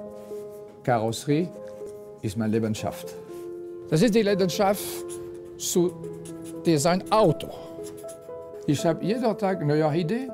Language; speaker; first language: German; non-native, fluent; French